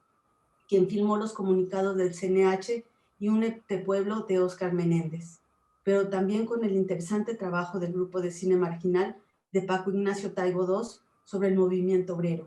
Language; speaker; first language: Spanish; native; Spanish